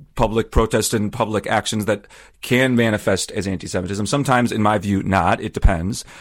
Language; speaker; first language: English; native; English